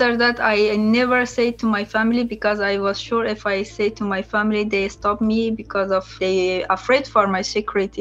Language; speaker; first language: English; non-native, learner; Persian